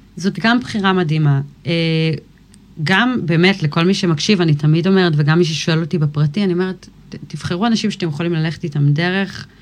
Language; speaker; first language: Hebrew; early bilingual, other home language; English